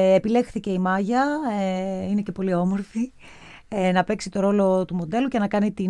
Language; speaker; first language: Greek; native; Greek